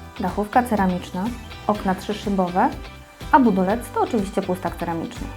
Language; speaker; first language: Polish; native; Polish